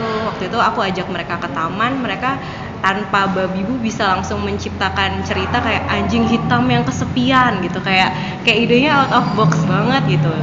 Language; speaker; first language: Indonesian; native; Indonesian